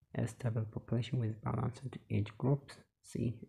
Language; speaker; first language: English; non-native, local second language; Amharic